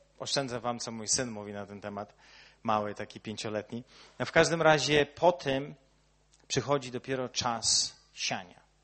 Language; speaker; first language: Polish; early bilingual, heritage; Polish